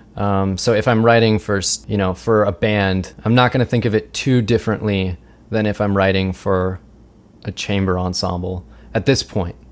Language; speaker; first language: English; native; English